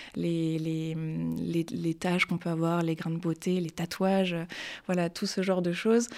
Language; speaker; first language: French; native; French